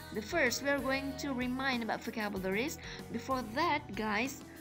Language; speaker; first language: English; non-native, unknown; Indonesian